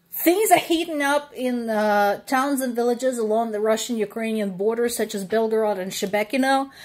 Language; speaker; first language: English; non-native, fluent; Russian